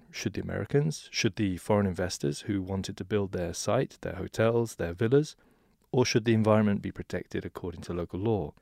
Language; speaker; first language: English; native; English